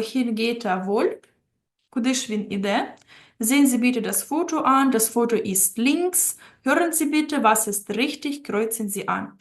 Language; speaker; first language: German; non-native, fluent; Ukrainian